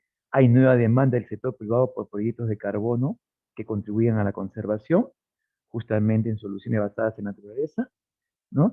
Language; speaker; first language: Spanish; native; Spanish